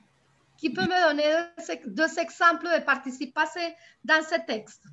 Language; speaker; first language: French; non-native, fluent; Spanish